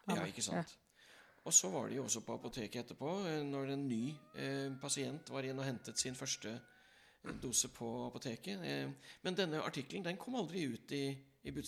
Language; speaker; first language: Norwegian; native; Norwegian